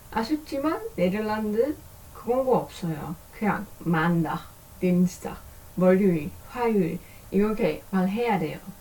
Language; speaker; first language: Korean; non-native, learner; Dutch